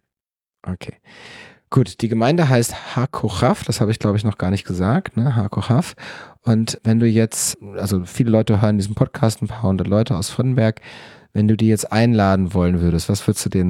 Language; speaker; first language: German; native; German